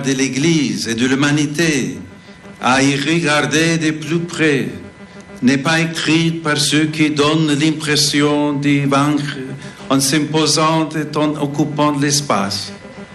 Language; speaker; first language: French; non-native, fluent; English